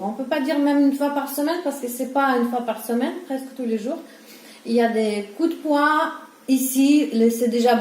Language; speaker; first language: French; non-native, learner; Ukrainian